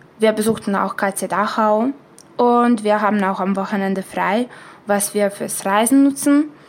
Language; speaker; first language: German; non-native, fluent; Serbian